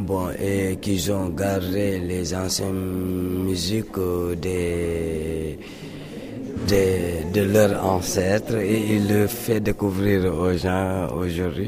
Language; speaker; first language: French; non-native, local second language; Mandingo